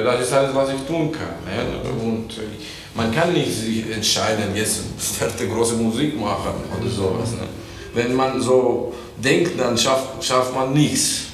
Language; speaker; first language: German; non-native, fluent; Greek